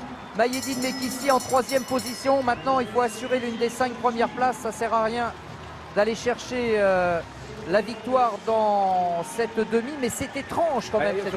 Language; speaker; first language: French; native; French